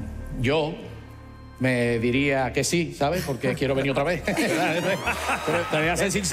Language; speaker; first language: Spanish; native; Spanish